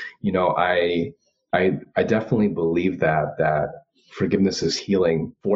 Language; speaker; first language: English; native; English